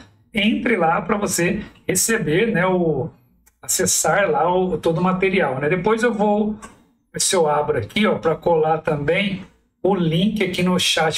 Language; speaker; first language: Portuguese; native; Portuguese